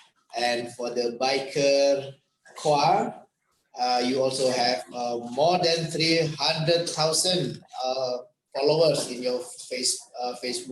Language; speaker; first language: English; non-native, fluent; Indonesian